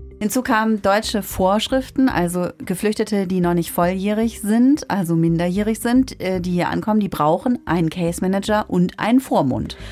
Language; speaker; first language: German; native; German